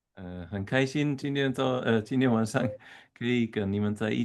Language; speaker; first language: Chinese; non-native, fluent; German